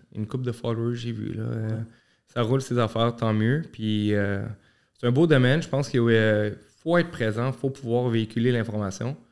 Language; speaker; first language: French; early bilingual, other home language; Arabic